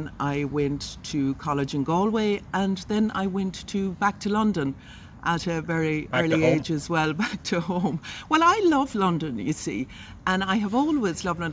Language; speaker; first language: English; native; English